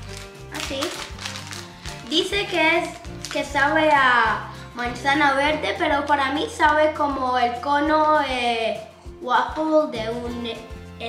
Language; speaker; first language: Spanish; early bilingual, other home language; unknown